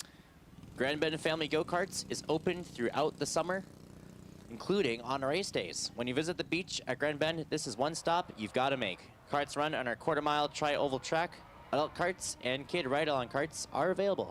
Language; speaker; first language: English; native; English